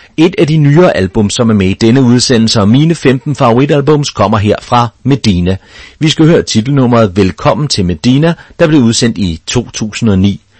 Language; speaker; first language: Danish; native; Danish